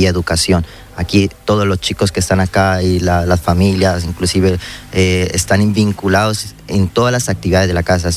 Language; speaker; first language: Spanish; native; Spanish